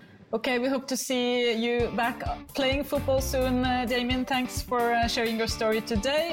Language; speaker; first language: English; non-native, fluent; Norwegian